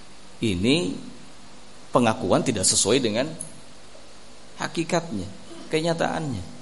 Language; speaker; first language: Indonesian; native; Indonesian